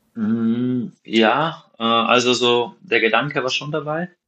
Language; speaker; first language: German; non-native, fluent; Slovenian